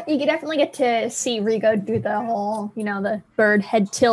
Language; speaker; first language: English; native; English